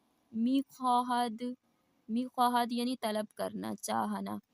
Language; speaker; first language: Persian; non-native, fluent; Urdu